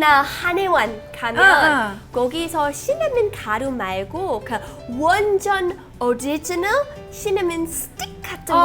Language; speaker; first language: Korean; non-native, fluent; English